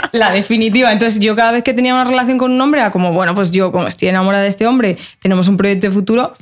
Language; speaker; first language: Spanish; early bilingual, other home language; Portuguese